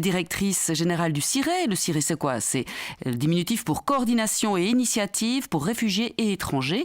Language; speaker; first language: French; native; French